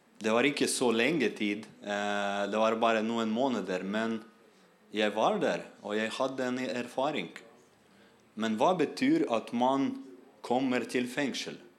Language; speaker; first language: Norwegian; non-native, learner; Russian